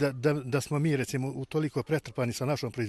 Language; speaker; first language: Bosnian; native; Bosnian